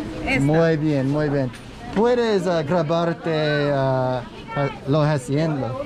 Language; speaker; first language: Spanish; non-native, learner; English